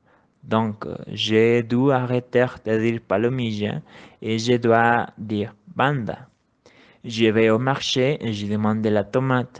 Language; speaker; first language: French; non-native, learner; Spanish